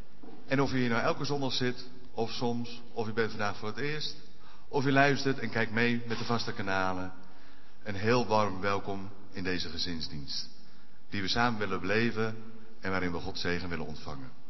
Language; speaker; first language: Dutch; native; Dutch